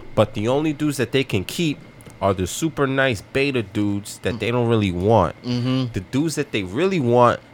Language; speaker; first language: English; native; English